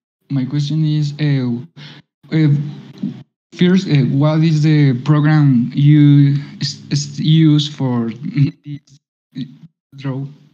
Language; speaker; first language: English; non-native, learner; Spanish